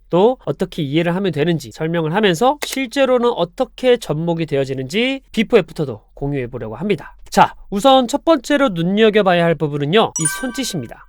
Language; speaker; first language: Korean; native; Korean